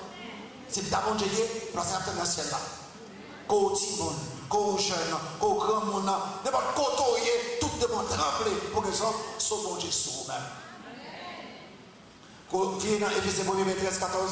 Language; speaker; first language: French; non-native, local second language; Haitian Creole